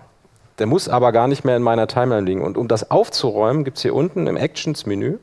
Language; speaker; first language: German; native; German